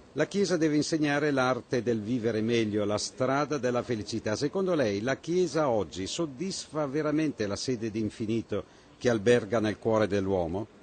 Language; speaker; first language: Italian; native; Italian